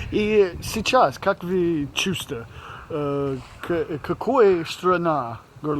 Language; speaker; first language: Russian; non-native, learner; English